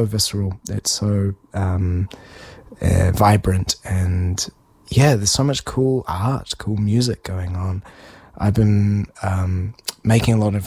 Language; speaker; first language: English; native; English